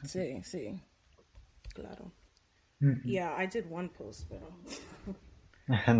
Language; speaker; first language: Spanish; early bilingual, heritage; Spanish